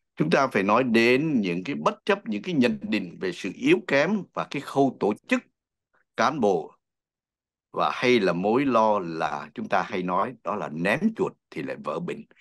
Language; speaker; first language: Vietnamese; native; Vietnamese